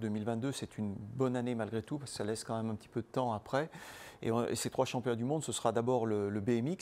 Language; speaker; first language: French; native; French